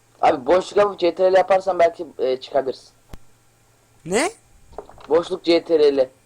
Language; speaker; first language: Turkish; native; Turkish